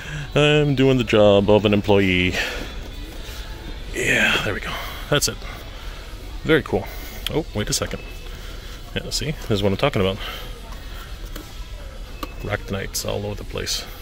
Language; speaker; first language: English; native; English